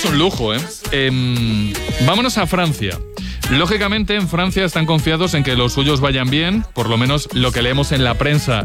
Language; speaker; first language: Spanish; native; Spanish